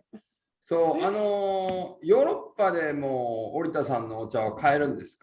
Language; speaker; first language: Japanese; native; Japanese